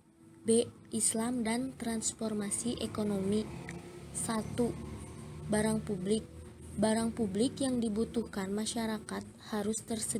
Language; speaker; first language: Indonesian; native; Indonesian